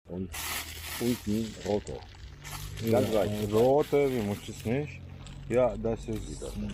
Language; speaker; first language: German; non-native, learner; Urdu